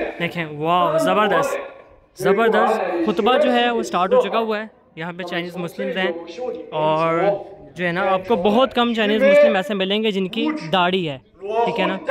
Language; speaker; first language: Urdu; non-native, local second language; Punjabi